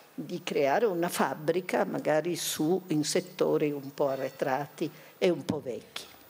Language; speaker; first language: Italian; native; Italian